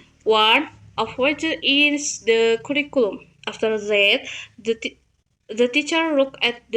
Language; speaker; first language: English; non-native, learner; Indonesian